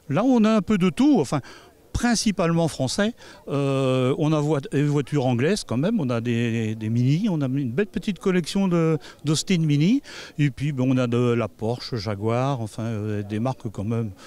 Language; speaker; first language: French; native; French